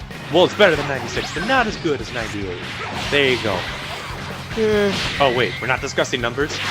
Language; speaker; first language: English; native; English